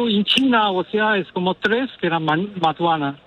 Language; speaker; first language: Spanish; non-native, learner; Chinese